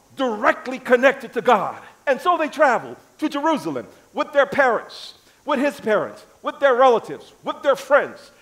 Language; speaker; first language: English; native; English